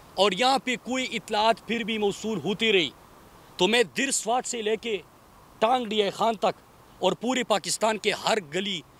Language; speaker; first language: Urdu; non-native, local second language; Pashto